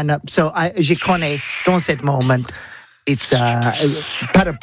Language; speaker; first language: French; non-native, learner; English